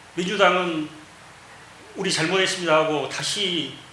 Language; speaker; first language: Korean; native; Korean